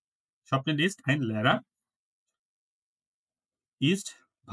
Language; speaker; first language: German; non-native, learner; Bangla